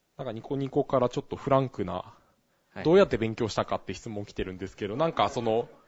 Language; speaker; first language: Japanese; native; Japanese